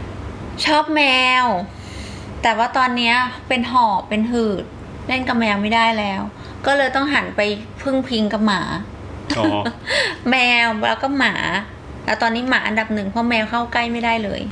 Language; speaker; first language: Thai; native; Thai